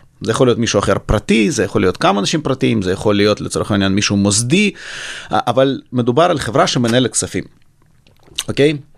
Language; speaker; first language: Hebrew; early bilingual, other home language; Russian